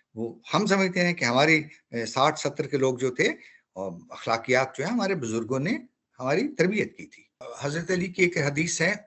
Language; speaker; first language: Urdu; native; Urdu